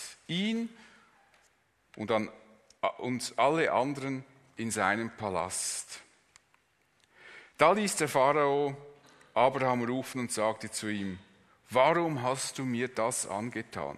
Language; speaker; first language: German; native; German